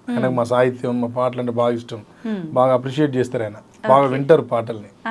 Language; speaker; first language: Telugu; native; Telugu